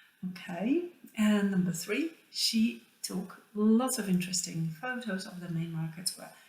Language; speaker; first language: English; non-native, fluent; Polish